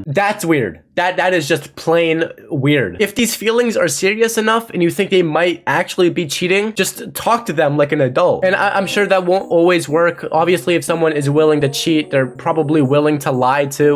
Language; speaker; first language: English; native; English